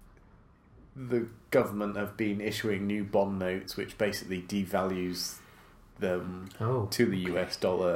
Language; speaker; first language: English; native; English